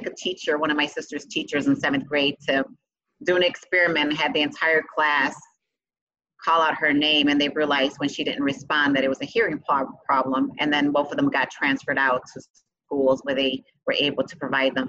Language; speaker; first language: English; early bilingual, other home language; Spanish